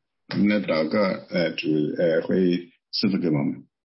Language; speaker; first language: Chinese; native; Chinese